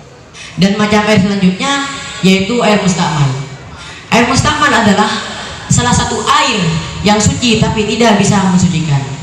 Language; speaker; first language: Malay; non-native, local second language; Madurese